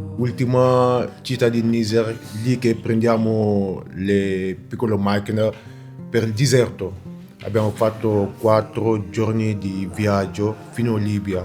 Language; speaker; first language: Italian; non-native, learner; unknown